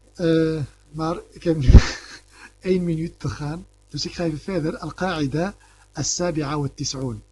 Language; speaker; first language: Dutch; early bilingual, other home language; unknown